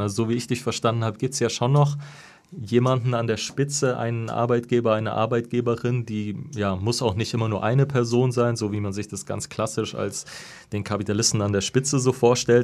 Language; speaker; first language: German; native; German